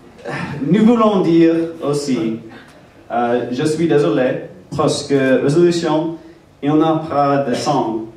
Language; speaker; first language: French; non-native, learner; English